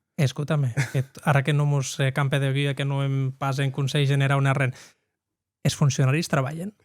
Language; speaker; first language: Occitan; native; Occitan